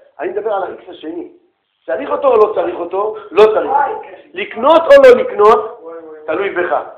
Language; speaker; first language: Hebrew; native; Hebrew